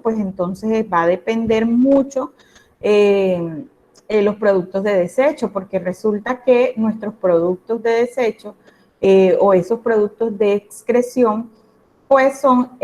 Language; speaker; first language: Spanish; native; Spanish